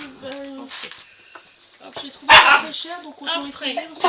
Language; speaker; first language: French; native; French